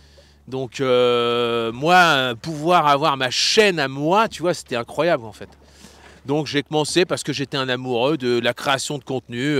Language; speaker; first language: French; native; French